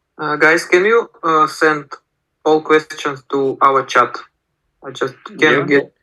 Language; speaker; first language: English; non-native, learner; Russian